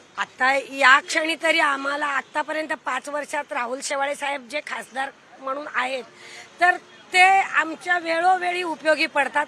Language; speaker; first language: Marathi; native; Marathi